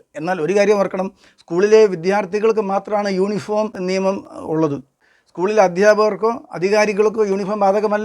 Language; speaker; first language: Malayalam; native; Malayalam